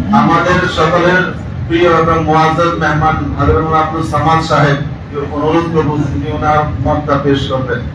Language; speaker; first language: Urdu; non-native, local second language; Bangla